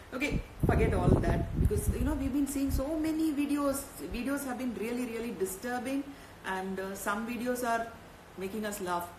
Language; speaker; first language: English; non-native, local second language; Tamil